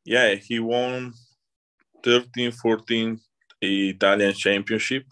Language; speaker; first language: English; non-native, learner; Italian